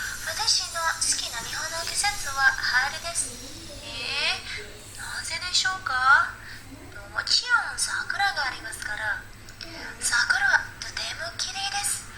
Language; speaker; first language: Japanese; non-native, learner; Indonesian